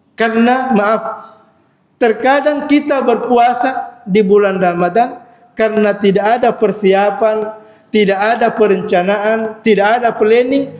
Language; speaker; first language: Malay; non-native, local second language; Buginese